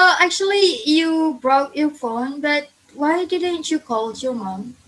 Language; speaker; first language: English; non-native, fluent; Indonesian